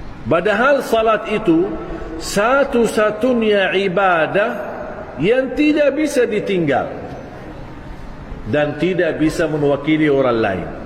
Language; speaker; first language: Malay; non-native, fluent; Arabic